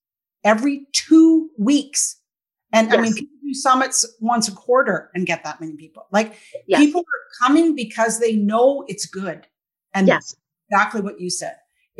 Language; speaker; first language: English; native; English